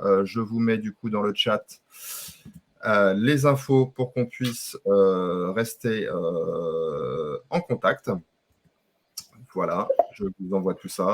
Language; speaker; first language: French; native; French